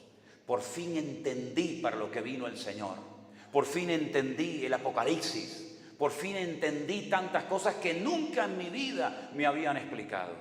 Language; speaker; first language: Spanish; native; Spanish